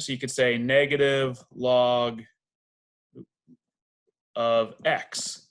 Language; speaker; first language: English; native; English